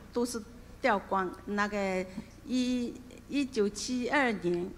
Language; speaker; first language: Chinese; non-native, local second language; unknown